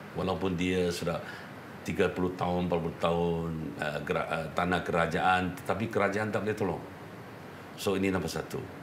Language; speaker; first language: Malay; non-native, local second language; Chinese